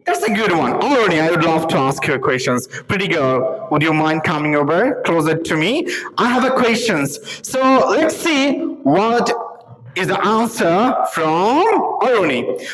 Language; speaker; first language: English; non-native, local second language; Bangla